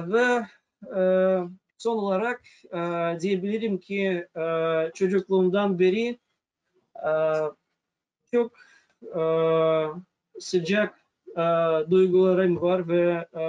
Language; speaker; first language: Turkish; non-native, fluent; Russian